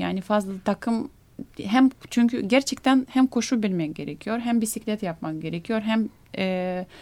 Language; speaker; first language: Turkish; non-native, fluent; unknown